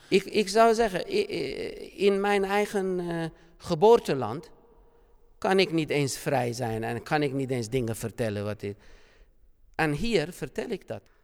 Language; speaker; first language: Dutch; non-native, fluent; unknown